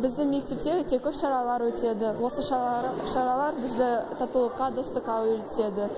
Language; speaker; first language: Kazakh; non-native, local second language; Russian